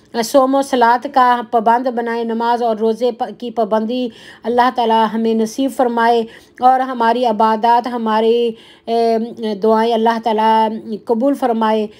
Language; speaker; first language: Urdu; non-native, local second language; Punjabi